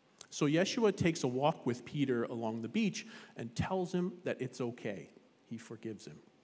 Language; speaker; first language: English; native; English